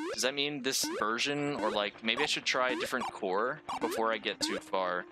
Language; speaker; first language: English; native; English